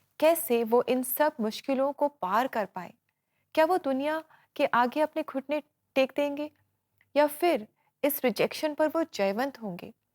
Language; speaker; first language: Hindi; native; Hindi